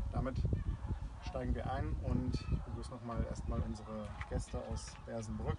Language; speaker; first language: German; native; German